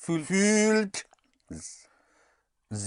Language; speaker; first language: German; non-native, learner; English